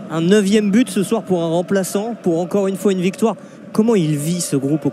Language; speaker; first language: French; native; French